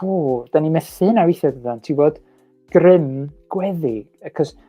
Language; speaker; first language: Welsh; native; Welsh